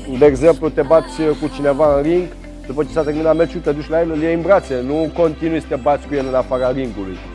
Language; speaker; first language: Romanian; early bilingual, heritage; Romanian